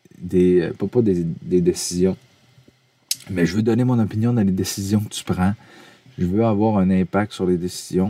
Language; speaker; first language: French; native; French